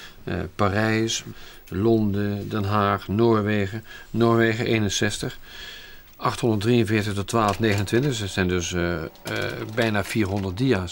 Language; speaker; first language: Dutch; native; Dutch